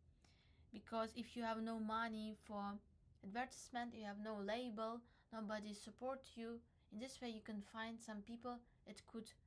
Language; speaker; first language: English; non-native, learner; Crimean Tatar